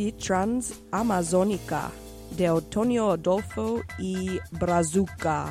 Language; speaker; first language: Spanish; non-native, learner; English